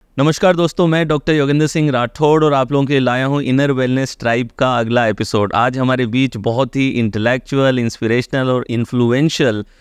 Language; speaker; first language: Hindi; native; Hindi